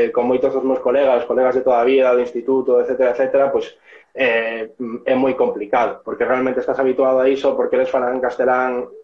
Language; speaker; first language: Galician; non-native, local second language; Spanish